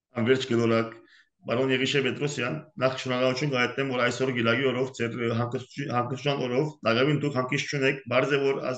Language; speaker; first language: Armenian; early bilingual, heritage; Armenian